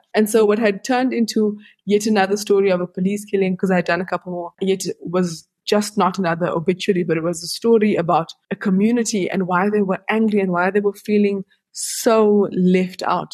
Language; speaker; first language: English; native; English